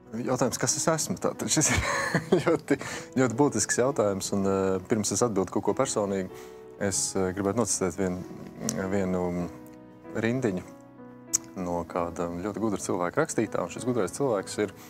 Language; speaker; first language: Latvian; native; Latvian